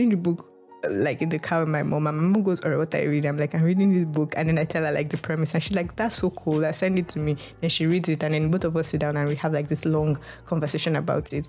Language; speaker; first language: English; non-native, local second language; Yoruba